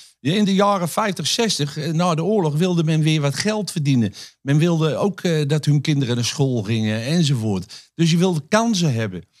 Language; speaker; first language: Dutch; native; Dutch